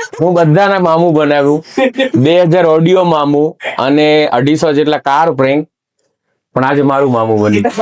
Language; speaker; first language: Gujarati; non-native, local second language; Kachhi